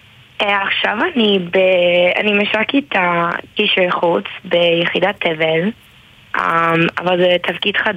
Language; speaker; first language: Hebrew; non-native, learner; English